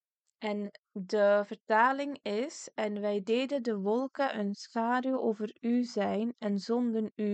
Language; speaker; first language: Dutch; early bilingual, other home language; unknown